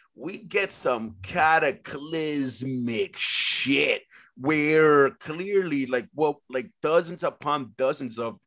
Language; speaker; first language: English; early bilingual, other home language; Spanish